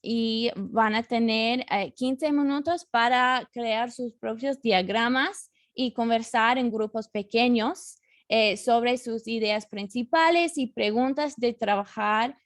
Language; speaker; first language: Spanish; non-native, fluent; English